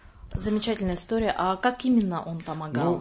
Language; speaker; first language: Russian; native; Russian